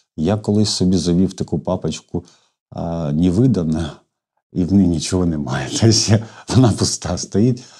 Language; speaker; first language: Ukrainian; non-native, local second language; Russian